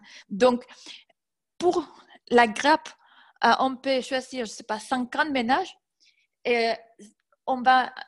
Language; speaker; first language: French; non-native, fluent; Spanish